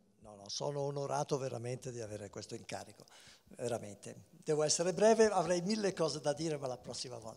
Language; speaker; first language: Italian; native; Italian